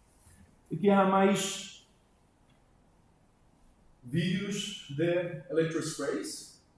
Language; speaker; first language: Portuguese; non-native, learner; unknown